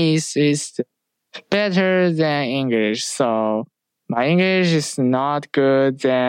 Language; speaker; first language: English; non-native, learner; Chinese